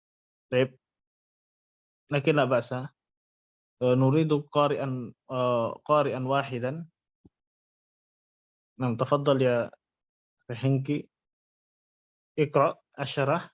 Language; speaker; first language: Arabic; non-native, fluent; Indonesian